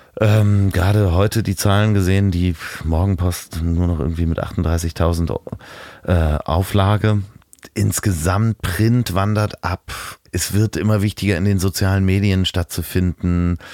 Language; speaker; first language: German; native; German